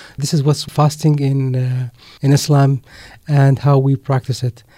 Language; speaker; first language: English; non-native, fluent; Arabic